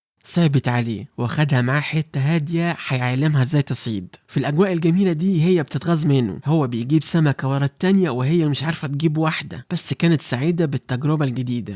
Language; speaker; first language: Arabic; native; Arabic